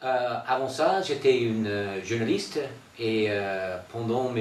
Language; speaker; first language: French; non-native, fluent; English